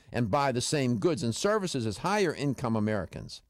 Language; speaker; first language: English; native; English